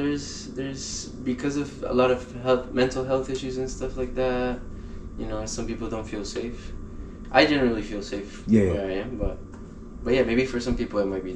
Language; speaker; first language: English; early bilingual, other home language; Spanish